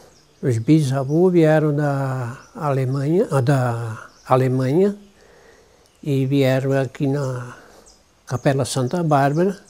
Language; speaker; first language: Portuguese; non-native, local second language; German